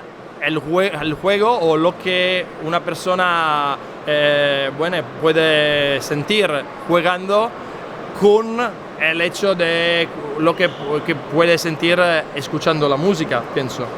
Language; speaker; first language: Spanish; non-native, fluent; Italian